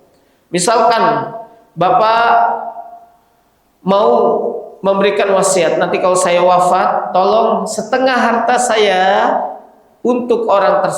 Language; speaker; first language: Indonesian; native; Indonesian